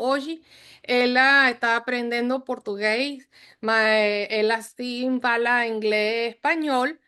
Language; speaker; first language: Spanish; non-native, fluent; English